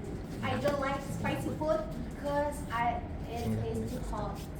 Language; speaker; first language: English; non-native, learner; Indonesian